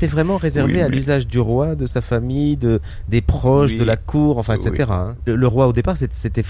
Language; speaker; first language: French; native; French